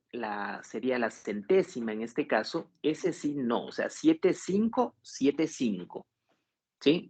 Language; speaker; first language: Spanish; native; Spanish